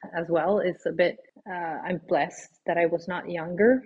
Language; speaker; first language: English; non-native, fluent; Swedish